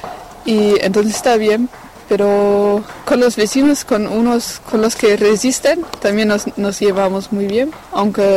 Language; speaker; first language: Spanish; non-native, fluent; French